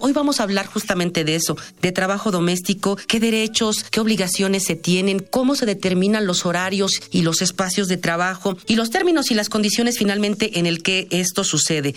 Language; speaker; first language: Spanish; native; Spanish